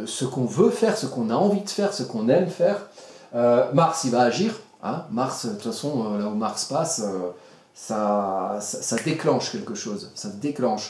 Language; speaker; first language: French; native; French